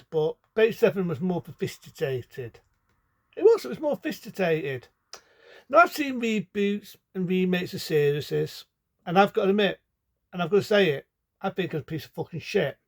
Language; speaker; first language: English; native; English